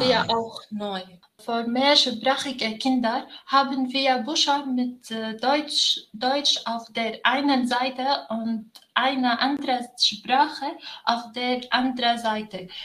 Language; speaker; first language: German; non-native, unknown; Arabic